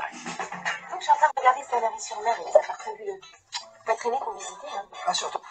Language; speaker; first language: French; non-native, learner; Czech